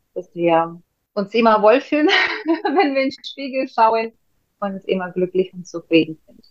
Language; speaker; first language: German; non-native, fluent; Russian